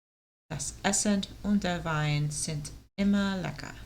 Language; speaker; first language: German; non-native, learner; English